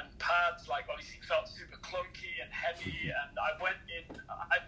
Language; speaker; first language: English; native; English